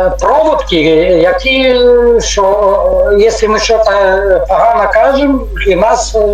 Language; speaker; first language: Ukrainian; non-native, learner; Tajik